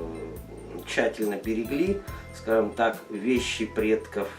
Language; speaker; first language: Russian; native; Russian